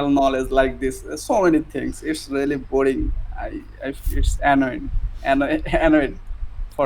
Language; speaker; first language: English; non-native, learner; Bangla